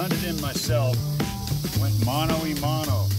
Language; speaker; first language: English; native; English